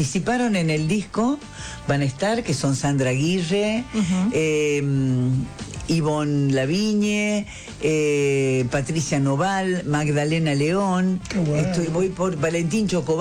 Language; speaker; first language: Spanish; native; Spanish